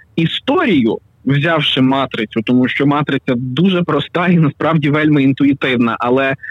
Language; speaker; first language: Ukrainian; native; Ukrainian